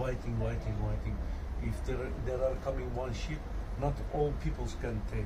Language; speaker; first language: English; non-native, learner; Turkish